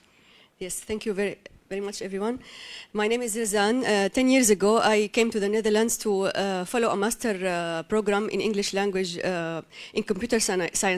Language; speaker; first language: English; non-native, fluent; Arabic